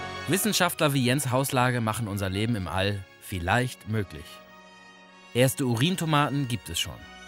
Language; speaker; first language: German; native; German